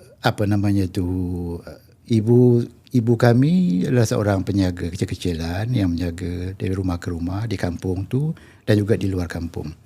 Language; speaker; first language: Malay; native; Malay